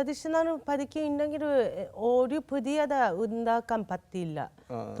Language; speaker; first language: Malayalam; non-native, learner; Japanese